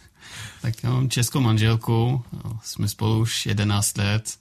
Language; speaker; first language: Czech; non-native, fluent; French